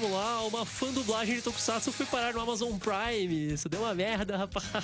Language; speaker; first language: Portuguese; native; Portuguese